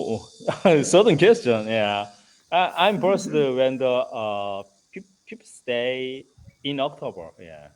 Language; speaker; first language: English; non-native, learner; Korean